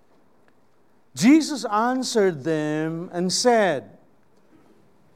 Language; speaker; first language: English; non-native, local second language; Cebuano